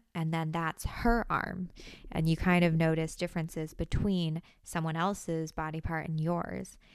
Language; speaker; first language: English; native; English